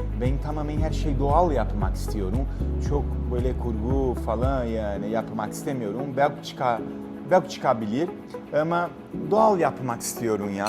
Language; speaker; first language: Turkish; non-native, learner; Portuguese